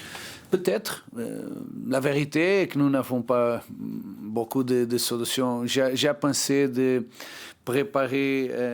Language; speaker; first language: French; non-native, learner; Portuguese